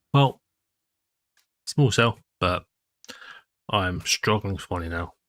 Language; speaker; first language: English; native; English